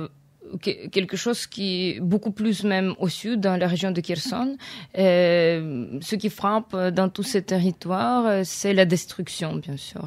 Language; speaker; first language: French; non-native, fluent; Ukrainian